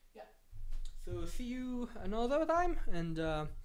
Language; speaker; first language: English; non-native, fluent; French